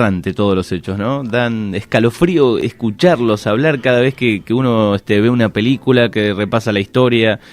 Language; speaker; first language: Spanish; native; Spanish